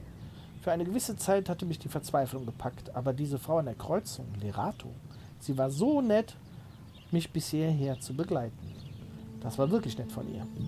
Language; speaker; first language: German; native; German